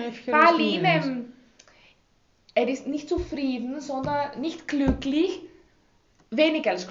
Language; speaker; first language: German; non-native, fluent; Greek